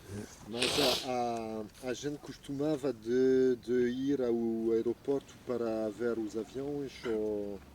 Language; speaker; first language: Portuguese; non-native, fluent; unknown